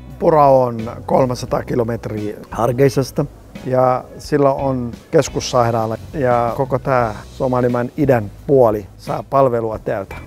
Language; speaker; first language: Finnish; non-native, fluent; Somali